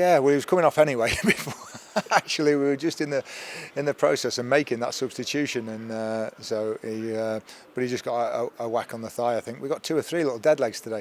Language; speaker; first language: English; native; English